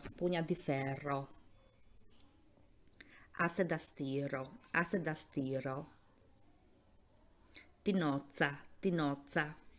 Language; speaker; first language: Italian; non-native, fluent; Albanian